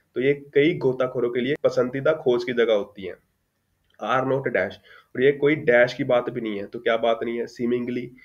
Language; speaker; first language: Hindi; non-native, local second language; Punjabi